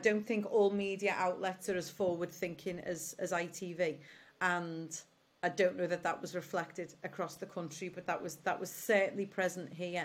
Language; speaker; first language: English; native; English